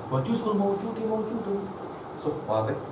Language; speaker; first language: Arabic; non-native, fluent; Indonesian